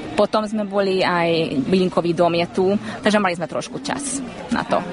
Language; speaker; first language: Slovak; non-native, local second language; Hungarian